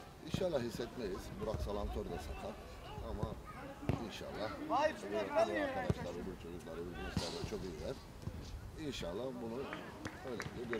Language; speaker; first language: Turkish; early bilingual, other home language; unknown